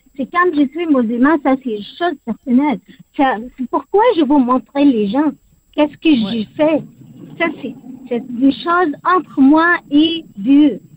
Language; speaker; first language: French; non-native, learner; Arabic